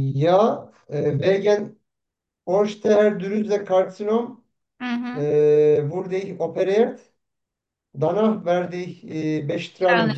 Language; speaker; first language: German; non-native, learner; Turkish